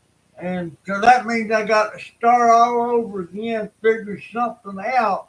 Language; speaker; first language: English; native; English